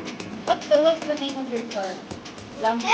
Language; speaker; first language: English; non-native, local second language; Filipino